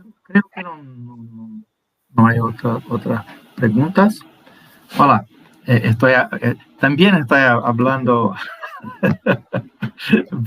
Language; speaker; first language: Spanish; non-native, fluent; Portuguese